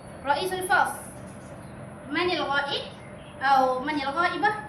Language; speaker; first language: Arabic; non-native, learner; Malay